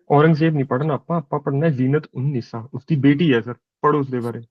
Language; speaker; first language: Hindi; non-native, local second language; Punjabi